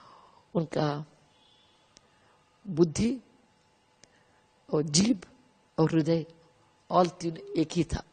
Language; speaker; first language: Hindi; non-native, local second language; Kannada